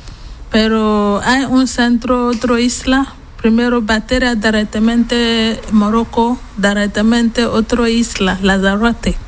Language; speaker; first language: Spanish; non-native, learner; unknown